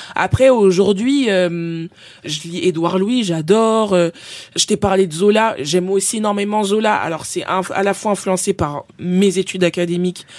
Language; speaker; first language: French; native; French